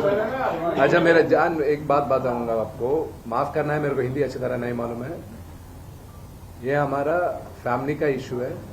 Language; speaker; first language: Hindi; non-native, local second language; Telugu